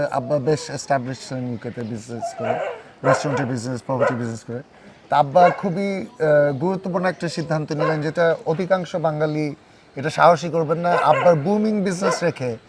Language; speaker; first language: Bangla; early bilingual, heritage; Bangla